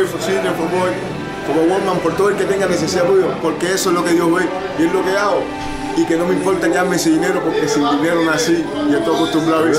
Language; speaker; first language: Spanish; native; Spanish